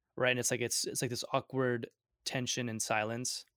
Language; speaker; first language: English; early bilingual, other home language; Gujarati